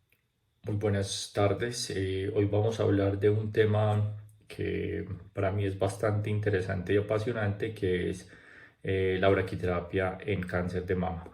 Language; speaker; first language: Spanish; native; Spanish